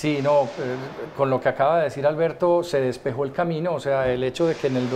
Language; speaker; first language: Spanish; native; Spanish